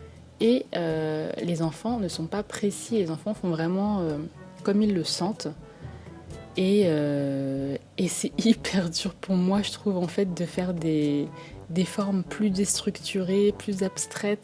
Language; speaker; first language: French; native; French